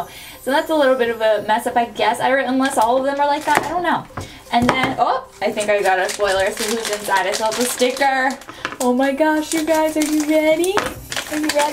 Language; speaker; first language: English; native; English